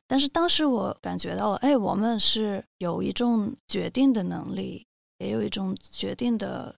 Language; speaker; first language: Chinese; non-native, fluent; Russian